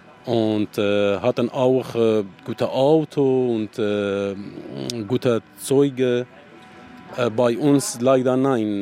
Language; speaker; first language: German; non-native, learner; Arabic